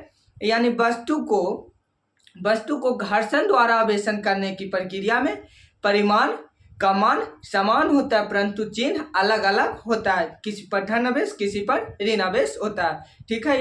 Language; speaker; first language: Hindi; native; Hindi